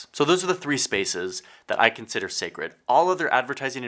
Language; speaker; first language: English; native; English